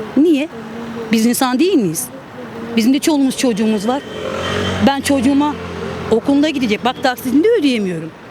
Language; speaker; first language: Turkish; native; Turkish